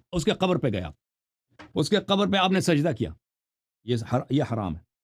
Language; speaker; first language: Urdu; non-native, fluent; Persian